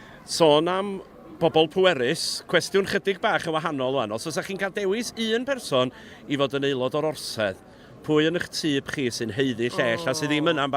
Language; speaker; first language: Welsh; native; Welsh